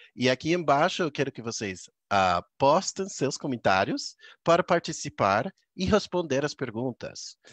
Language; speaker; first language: Portuguese; non-native, fluent; English